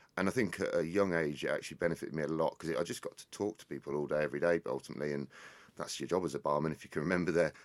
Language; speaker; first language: English; native; English